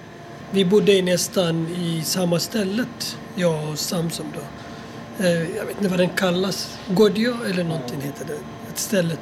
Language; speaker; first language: Swedish; non-native, fluent; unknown